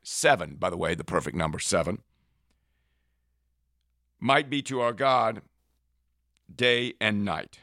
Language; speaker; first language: English; native; English